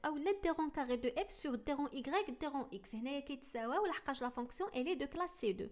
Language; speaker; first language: French; non-native, local second language; Arabic